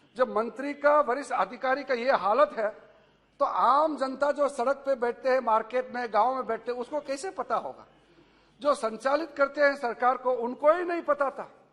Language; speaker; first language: Hindi; non-native, local second language; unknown